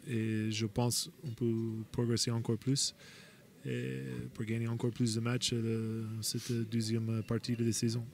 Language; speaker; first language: French; non-native, fluent; English